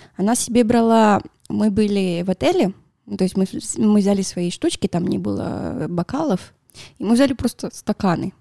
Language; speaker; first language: Russian; non-native, fluent; Spanish